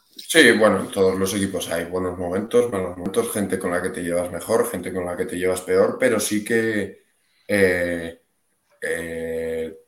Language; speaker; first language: Spanish; native; Spanish